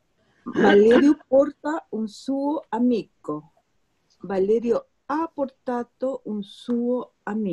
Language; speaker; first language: Italian; non-native, learner; Spanish